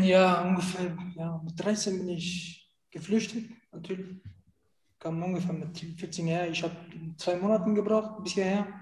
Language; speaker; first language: German; non-native, fluent; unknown